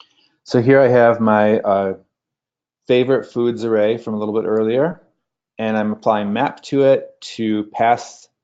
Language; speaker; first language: English; native; English